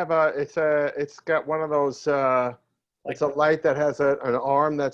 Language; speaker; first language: English; native; English